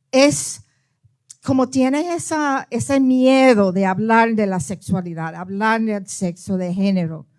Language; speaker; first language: Spanish; early bilingual, heritage; Spanish